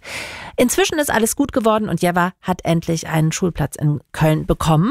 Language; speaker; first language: German; native; German